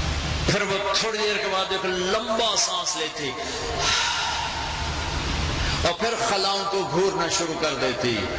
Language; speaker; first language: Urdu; non-native, local second language; Punjabi